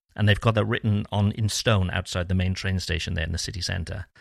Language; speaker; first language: English; native; English